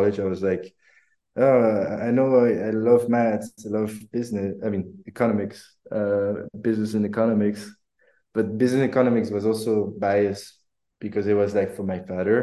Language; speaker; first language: English; non-native, fluent; French